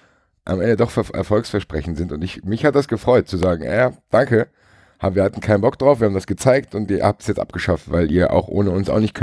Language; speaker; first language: German; native; German